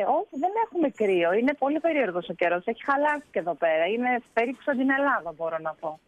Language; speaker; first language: Greek; early bilingual, heritage; Greek